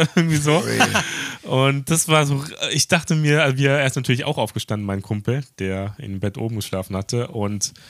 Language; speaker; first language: German; native; German